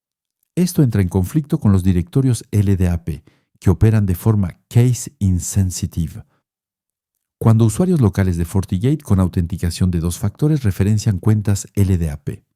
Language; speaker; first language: Spanish; non-native, fluent; French